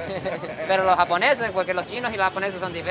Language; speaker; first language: Spanish; non-native, fluent; Japanese